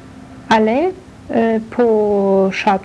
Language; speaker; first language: French; non-native, learner; Polish